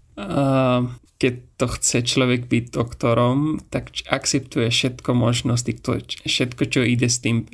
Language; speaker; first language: Slovak; non-native, fluent; Persian